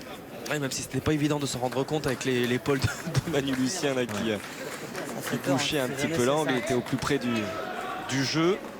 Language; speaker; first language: French; native; French